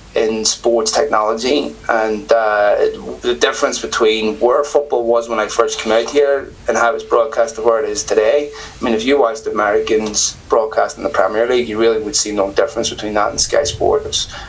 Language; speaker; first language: English; native; English